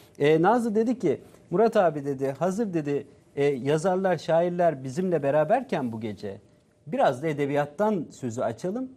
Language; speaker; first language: Turkish; native; Turkish